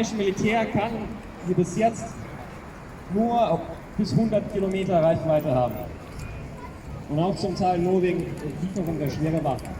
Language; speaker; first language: German; non-native, fluent; Ukrainian